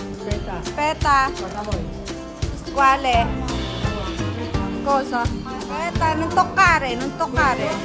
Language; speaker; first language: Italian; non-native, learner; Filipino